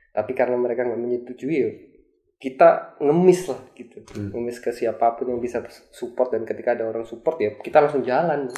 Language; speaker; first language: Indonesian; native; Indonesian